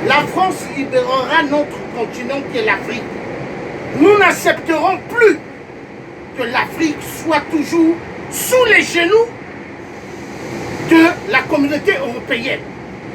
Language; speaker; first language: French; native; French